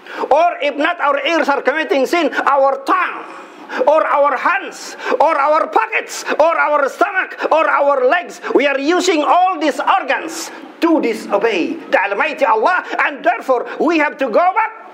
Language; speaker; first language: English; non-native, local second language; Filipino